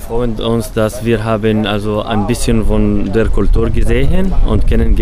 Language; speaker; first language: German; non-native, learner; Arabic